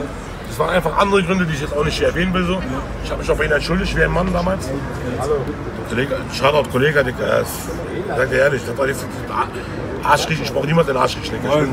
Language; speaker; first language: German; early bilingual, other home language; Arabic